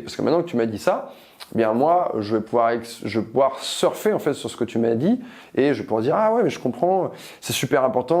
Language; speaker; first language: French; native; French